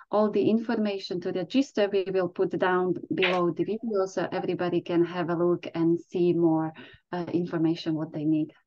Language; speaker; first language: English; non-native, fluent; Slovak